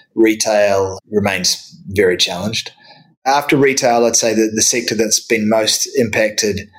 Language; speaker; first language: English; native; English